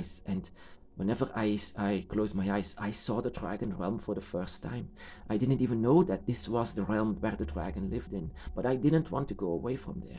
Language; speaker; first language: English; non-native, fluent; Dutch